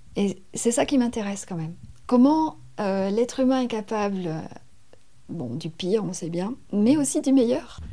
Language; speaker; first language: French; native; French